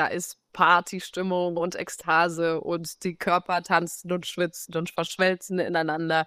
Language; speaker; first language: German; non-native, fluent; Portuguese